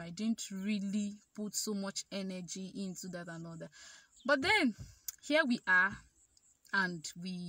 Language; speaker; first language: English; non-native, local second language; Igbo